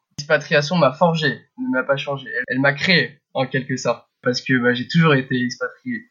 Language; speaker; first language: French; early bilingual, heritage; French